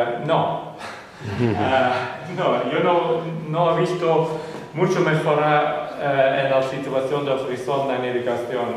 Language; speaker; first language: Spanish; non-native, fluent; Western Frisian